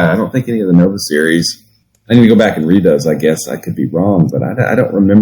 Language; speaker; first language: English; native; English